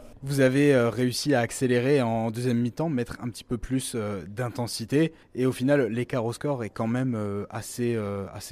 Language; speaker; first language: French; native; French